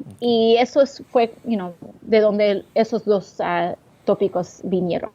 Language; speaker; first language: Spanish; early bilingual, heritage; English